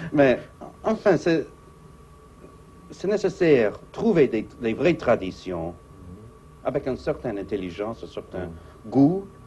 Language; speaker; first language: French; non-native, fluent; English